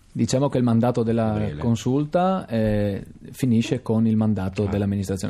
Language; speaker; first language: Italian; native; Italian